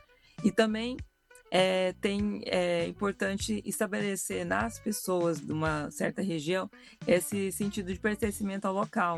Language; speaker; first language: Portuguese; native; Portuguese